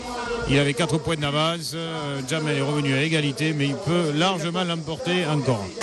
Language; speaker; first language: French; native; French